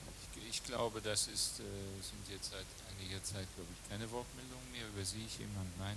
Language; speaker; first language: German; native; German